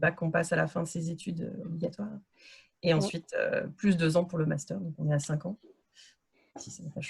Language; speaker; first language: French; native; French